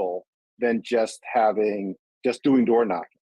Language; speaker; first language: English; native; English